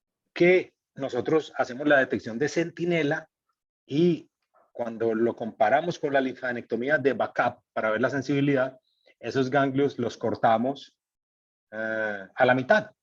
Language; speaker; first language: Spanish; native; Spanish